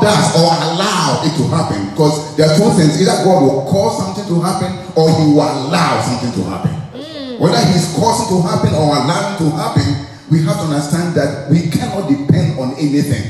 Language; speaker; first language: English; non-native, local second language; Akan